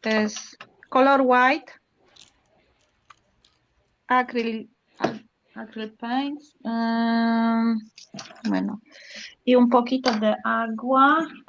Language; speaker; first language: Spanish; non-native, learner; Polish